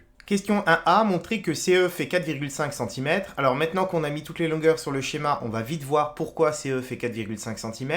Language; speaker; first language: French; native; French